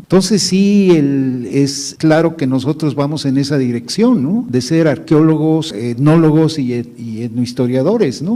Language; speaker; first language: Spanish; native; Spanish